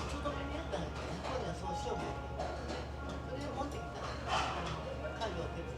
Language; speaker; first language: Japanese; native; Japanese